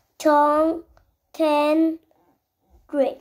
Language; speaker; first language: English; non-native, learner; Vietnamese